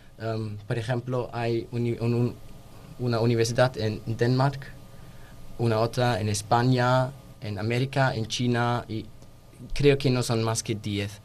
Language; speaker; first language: Spanish; non-native, learner; German